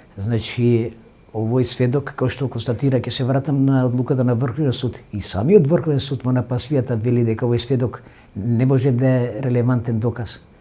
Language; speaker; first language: Macedonian; non-native, local second language; Albanian